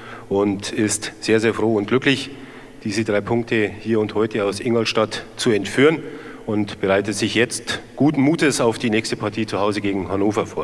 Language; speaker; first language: German; native; German